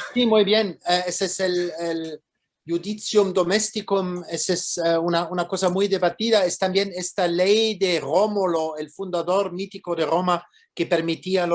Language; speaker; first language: Spanish; non-native, fluent; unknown